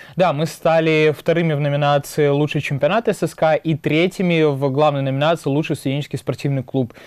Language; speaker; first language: Russian; native; Russian